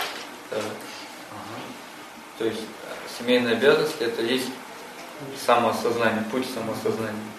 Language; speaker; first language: Russian; native; Russian